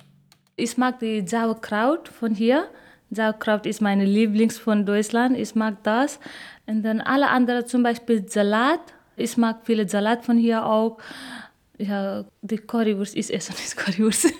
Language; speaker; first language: German; non-native, learner; Nepali